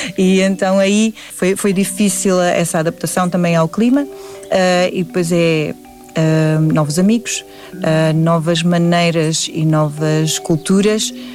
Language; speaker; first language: Portuguese; early bilingual, other home language; English